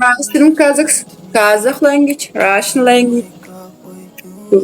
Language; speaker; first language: English; non-native, learner; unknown